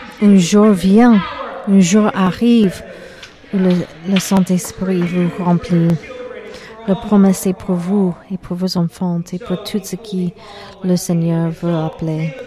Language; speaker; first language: French; non-native, learner; English